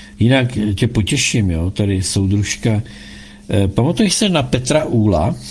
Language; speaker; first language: Czech; native; Czech